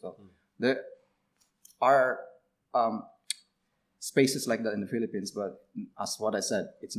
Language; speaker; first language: English; non-native, local second language; Cebuano